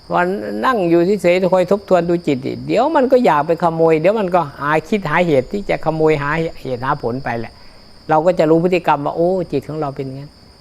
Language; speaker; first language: Thai; native; Thai